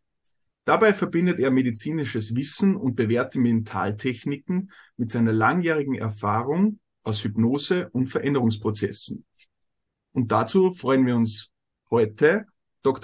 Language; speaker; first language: German; native; German